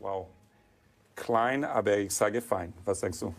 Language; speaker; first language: German; non-native, fluent; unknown